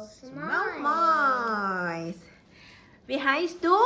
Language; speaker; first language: German; non-native, learner; Thai